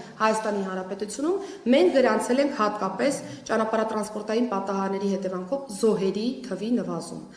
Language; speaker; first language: Armenian; native; Armenian